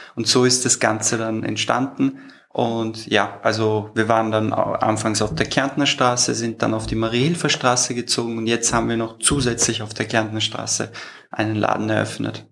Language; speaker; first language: German; early bilingual, other home language; Turkish